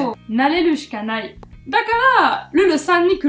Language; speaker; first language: Japanese; non-native, fluent; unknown